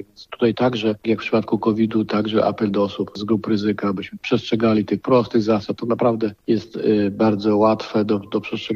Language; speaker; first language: Polish; native; Polish